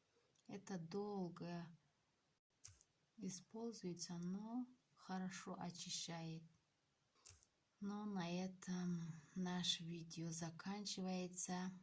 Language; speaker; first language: Russian; non-native, local second language; Tajik